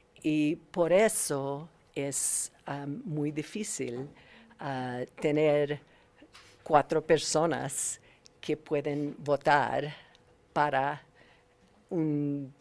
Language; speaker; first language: Spanish; non-native, learner; English